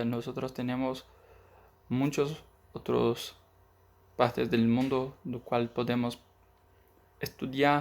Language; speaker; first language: Spanish; non-native, learner; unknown